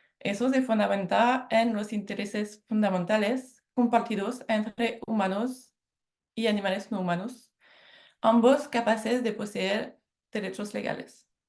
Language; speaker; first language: Spanish; non-native, fluent; French